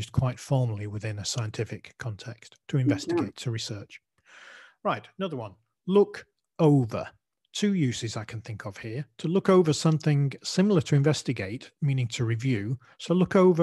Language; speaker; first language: English; native; English